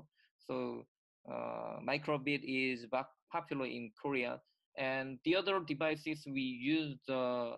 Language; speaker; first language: English; non-native, learner; Korean